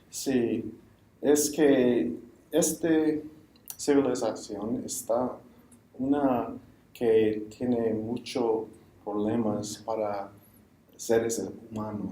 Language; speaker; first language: Spanish; non-native, fluent; English